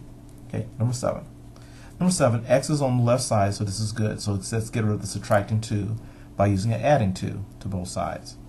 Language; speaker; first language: English; native; English